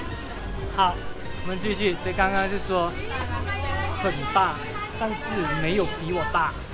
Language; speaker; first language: Chinese; non-native, learner; Thai